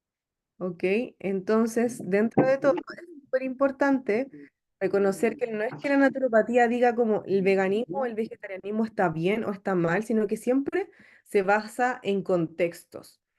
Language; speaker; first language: Spanish; native; Spanish